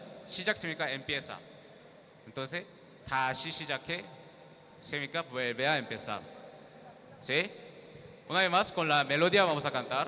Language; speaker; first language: Spanish; non-native, learner; Korean